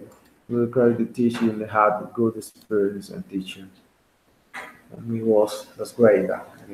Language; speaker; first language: English; non-native, learner; Spanish